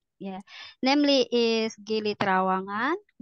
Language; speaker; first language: English; non-native, learner; Indonesian